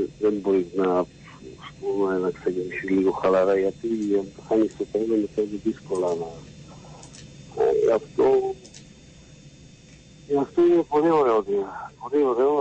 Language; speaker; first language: Greek; non-native, learner; Slovak